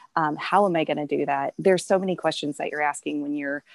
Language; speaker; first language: English; native; English